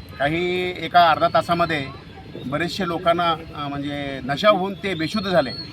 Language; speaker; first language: Marathi; non-native, local second language; Lambadi